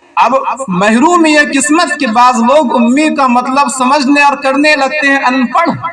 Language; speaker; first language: Urdu; native; Urdu